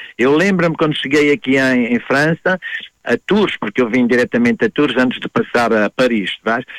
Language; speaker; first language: Portuguese; native; Portuguese